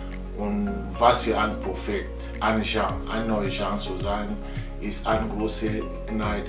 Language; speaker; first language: German; non-native, fluent; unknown